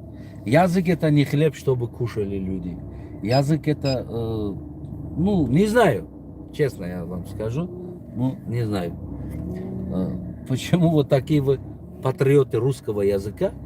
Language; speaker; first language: Russian; non-native, local second language; Tajik